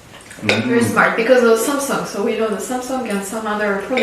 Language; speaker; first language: English; non-native, fluent; Albanian